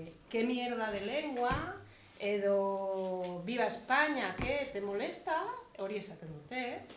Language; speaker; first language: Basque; non-native, fluent; Catalan